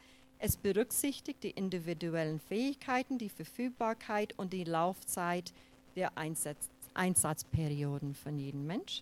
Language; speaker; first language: German; non-native, fluent; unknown